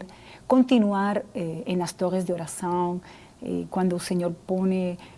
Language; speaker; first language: Portuguese; non-native, fluent; Spanish